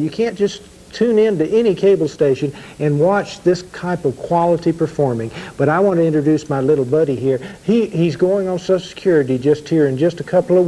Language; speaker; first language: English; native; English